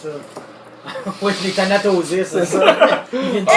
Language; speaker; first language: French; native; French